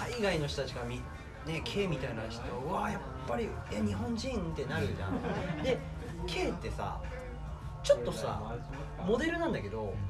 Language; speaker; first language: Japanese; native; Japanese